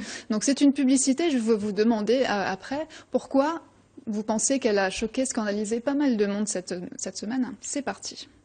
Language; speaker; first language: French; native; French